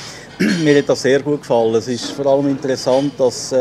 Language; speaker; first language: German; native; German